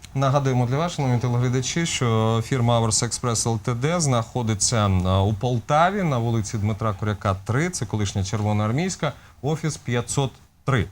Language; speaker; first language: Ukrainian; native; Ukrainian